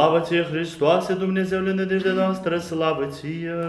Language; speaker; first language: Romanian; native; Romanian